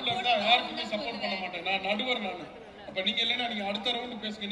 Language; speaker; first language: Tamil; native; Tamil